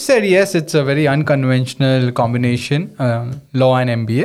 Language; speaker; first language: English; non-native, local second language; Hindi